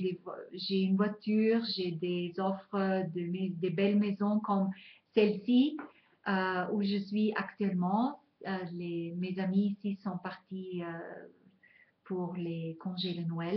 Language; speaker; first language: French; non-native, fluent; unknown